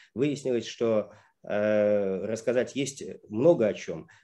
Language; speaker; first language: Russian; native; Russian